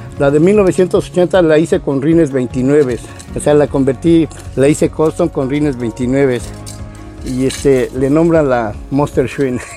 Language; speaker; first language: Spanish; native; Spanish